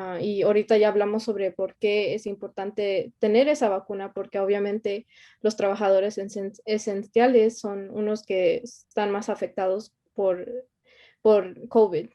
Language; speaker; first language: Spanish; early bilingual, heritage; Spanish